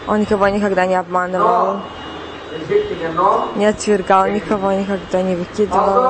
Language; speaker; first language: Russian; native; Russian